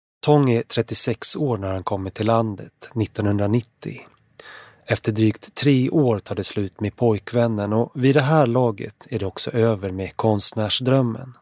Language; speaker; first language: Swedish; native; Swedish